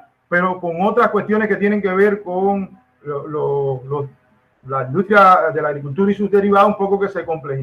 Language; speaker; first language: Spanish; native; Spanish